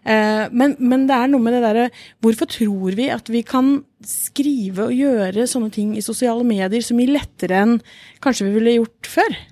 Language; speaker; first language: Norwegian; native; Norwegian